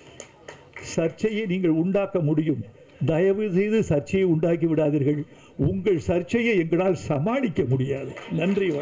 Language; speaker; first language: Tamil; native; Tamil